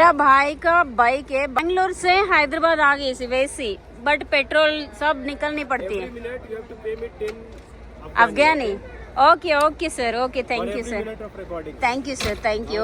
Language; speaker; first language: Hindi; non-native, local second language; Telugu